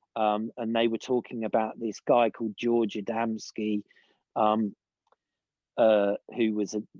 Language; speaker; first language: English; native; English